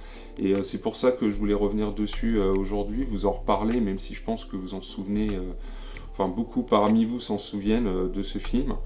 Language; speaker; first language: French; native; French